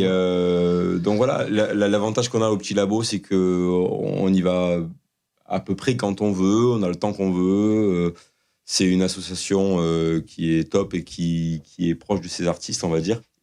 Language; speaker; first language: French; native; French